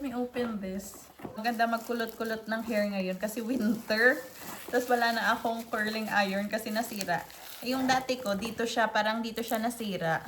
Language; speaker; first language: Filipino; non-native, local second language; Hiligaynon